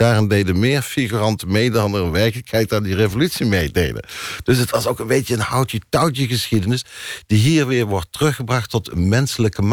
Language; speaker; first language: Dutch; native; Dutch